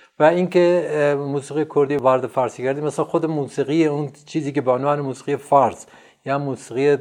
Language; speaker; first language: Persian; non-native, local second language; Central Kurdish